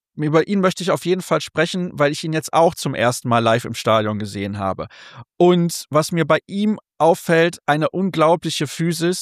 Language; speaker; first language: German; native; German